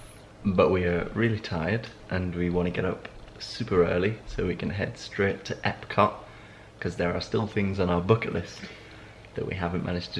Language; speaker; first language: English; native; English